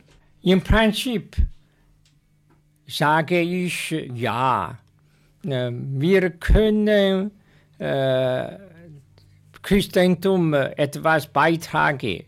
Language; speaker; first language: German; non-native, learner; Chinese